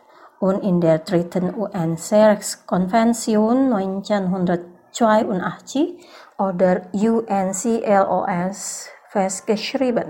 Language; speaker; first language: German; non-native, fluent; Indonesian